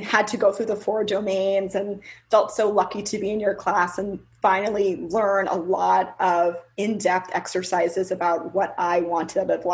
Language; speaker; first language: English; native; English